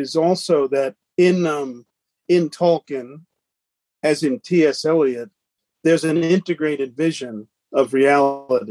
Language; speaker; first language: English; native; English